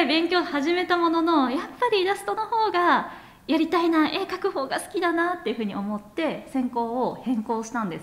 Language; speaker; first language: Japanese; native; Japanese